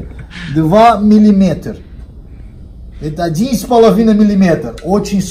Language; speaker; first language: Russian; non-native, learner; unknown